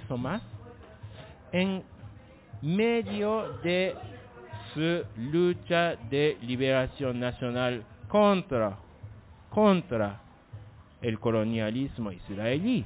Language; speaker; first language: Spanish; non-native, learner; Japanese